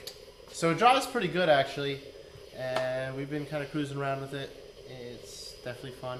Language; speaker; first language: English; native; English